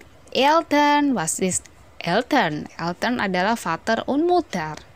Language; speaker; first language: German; non-native, fluent; Indonesian